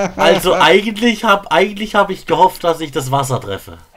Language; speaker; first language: German; native; German